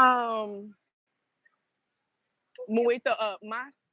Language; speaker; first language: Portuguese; non-native, learner; English